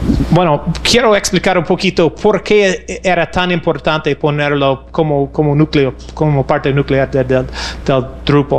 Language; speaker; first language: Spanish; non-native, fluent; English